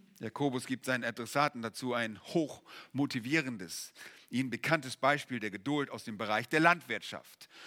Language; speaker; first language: German; native; German